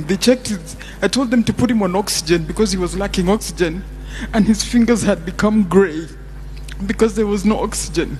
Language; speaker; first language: English; non-native, local second language; Swahili